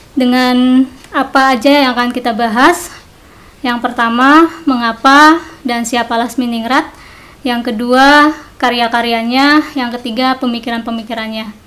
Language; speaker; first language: Indonesian; non-native, local second language; Sundanese